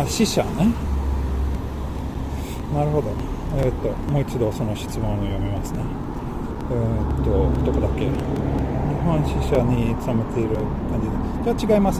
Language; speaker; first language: Japanese; non-native, learner; Swedish